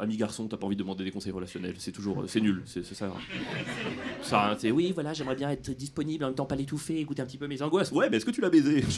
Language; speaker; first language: French; native; French